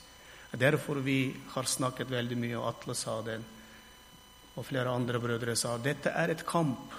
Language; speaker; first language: Norwegian; non-native, fluent; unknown